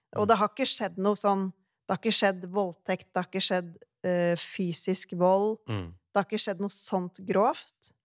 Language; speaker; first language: Norwegian; native; Norwegian